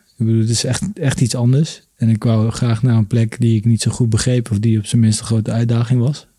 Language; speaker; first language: Dutch; native; Dutch